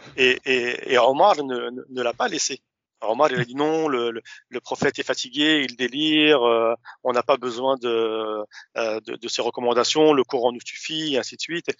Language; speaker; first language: French; early bilingual, other home language; Arabic